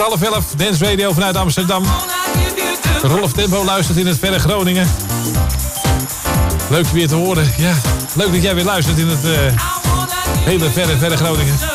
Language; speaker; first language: Dutch; native; Dutch